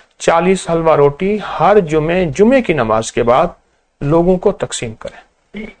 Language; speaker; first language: Urdu; native; Urdu